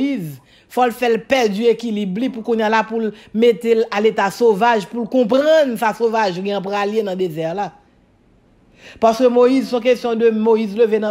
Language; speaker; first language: French; non-native, local second language; Haitian Creole